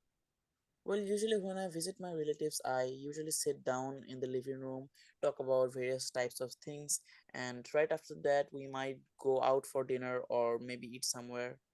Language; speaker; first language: English; non-native, fluent; Bangla